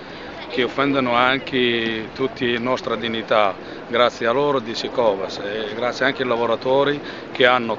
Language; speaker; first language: Italian; non-native, learner; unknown